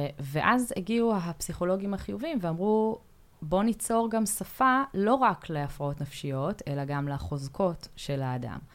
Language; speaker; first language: Hebrew; native; Hebrew